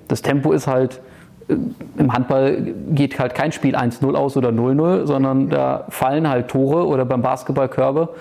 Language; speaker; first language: German; native; German